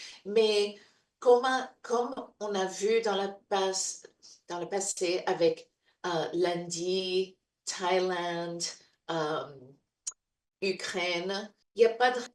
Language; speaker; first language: French; non-native, learner; English